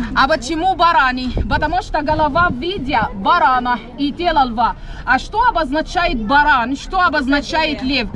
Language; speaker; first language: Russian; non-native, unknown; Arabic